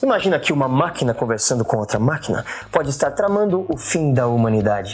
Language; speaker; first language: Portuguese; native; Portuguese